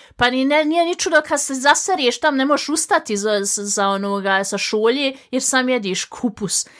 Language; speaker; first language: Bosnian; early bilingual, heritage; Bosnian